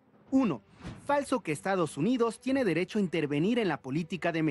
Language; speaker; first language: Spanish; native; Spanish